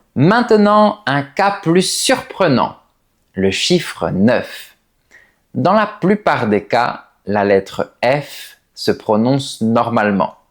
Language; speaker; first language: French; native; French